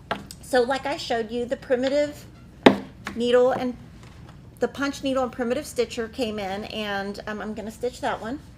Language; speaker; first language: English; native; English